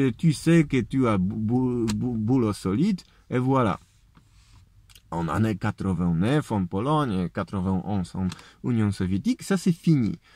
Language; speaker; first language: French; non-native, learner; Polish